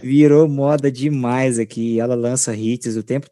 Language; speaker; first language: Portuguese; native; Portuguese